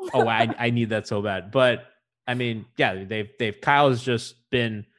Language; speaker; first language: English; native; English